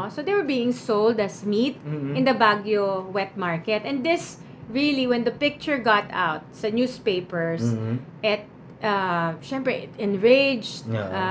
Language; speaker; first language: English; non-native, local second language; Filipino